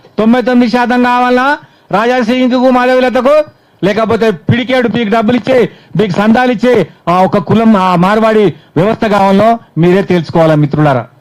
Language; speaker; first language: Telugu; native; Telugu